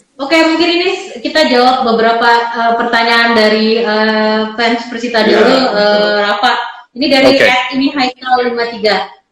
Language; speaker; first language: Indonesian; native; Indonesian